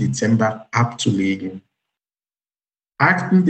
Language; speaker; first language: German; non-native, fluent; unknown